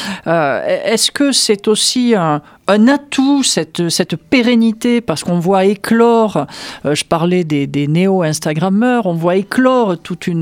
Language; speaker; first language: French; native; French